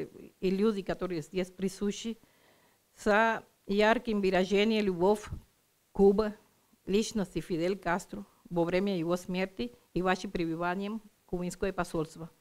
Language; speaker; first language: Russian; non-native, learner; Spanish